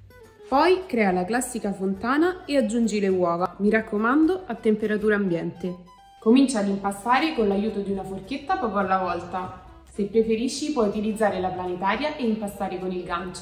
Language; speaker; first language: Italian; native; Italian